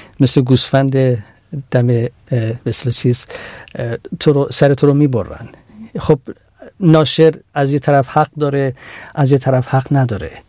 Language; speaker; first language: Persian; non-native, local second language; Central Kurdish